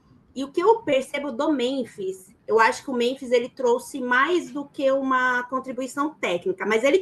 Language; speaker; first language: Portuguese; native; Portuguese